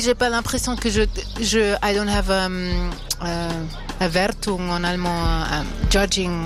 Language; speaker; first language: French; non-native, local second language; Swiss German